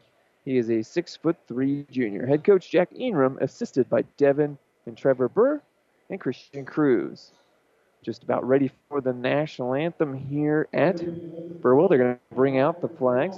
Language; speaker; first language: English; native; English